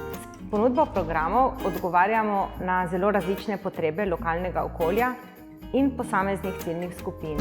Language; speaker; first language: Slovenian; native; Slovenian